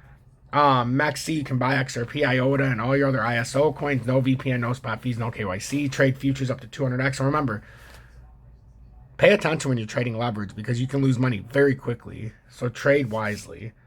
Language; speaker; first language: English; native; English